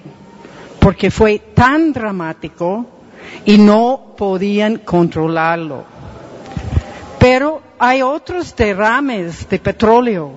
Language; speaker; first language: Spanish; non-native, fluent; English